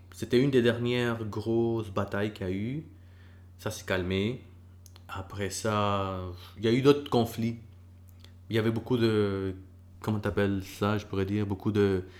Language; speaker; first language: French; early bilingual, other home language; Spanish